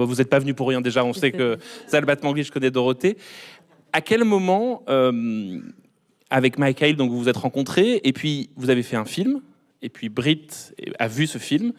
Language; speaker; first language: French; native; French